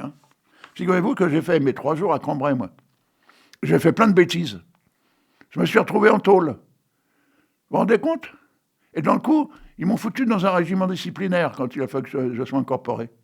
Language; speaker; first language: French; native; French